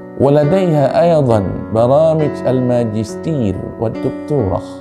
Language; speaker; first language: Arabic; non-native, fluent; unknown